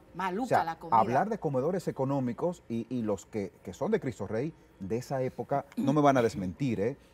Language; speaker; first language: Spanish; native; Spanish